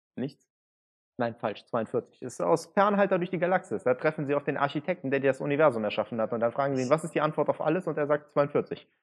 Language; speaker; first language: German; early bilingual, other home language; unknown